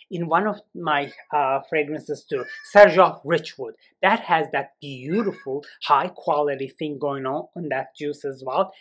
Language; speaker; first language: English; non-native, fluent; Turkish